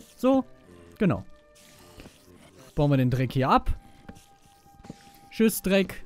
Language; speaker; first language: German; native; German